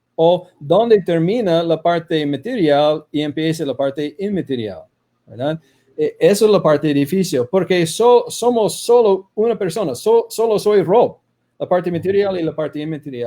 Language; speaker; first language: Spanish; non-native, fluent; English